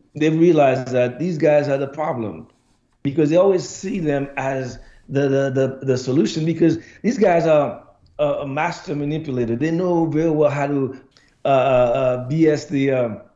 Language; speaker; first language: English; non-native, fluent; Haitian Creole